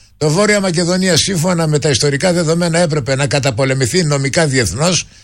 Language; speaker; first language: Greek; native; Greek